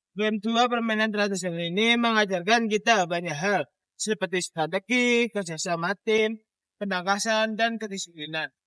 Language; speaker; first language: Indonesian; native; Indonesian